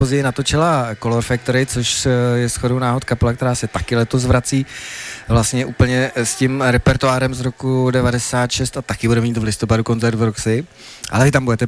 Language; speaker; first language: Czech; native; Czech